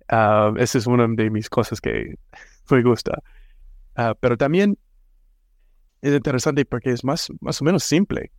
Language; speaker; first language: Spanish; non-native, fluent; English